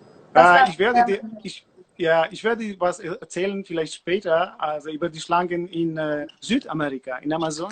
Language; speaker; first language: German; non-native, learner; Polish